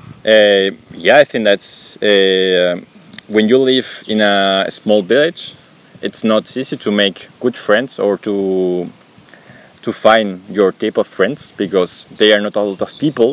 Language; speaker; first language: English; non-native, learner; Spanish